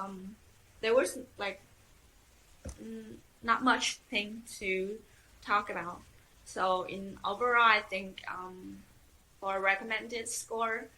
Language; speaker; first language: English; non-native, fluent; Vietnamese